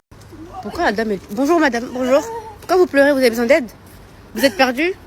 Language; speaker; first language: French; native; French